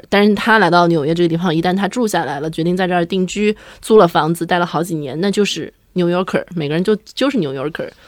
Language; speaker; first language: Chinese; native; Chinese